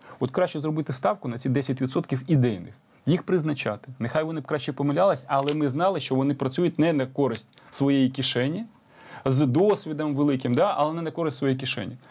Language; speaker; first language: Ukrainian; native; Ukrainian